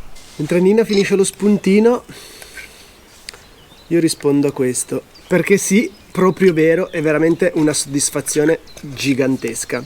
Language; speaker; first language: Italian; native; Italian